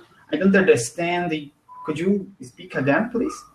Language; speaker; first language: English; non-native, learner; Portuguese